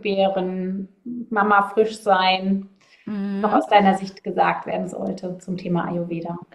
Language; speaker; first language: German; native; German